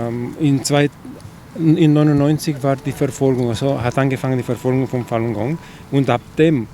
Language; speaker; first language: German; non-native, fluent; Chinese